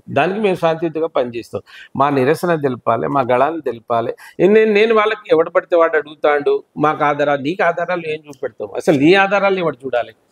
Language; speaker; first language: Telugu; non-native, local second language; Lambadi